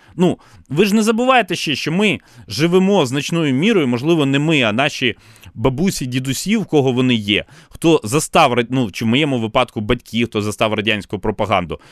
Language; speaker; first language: Ukrainian; non-native, local second language; Russian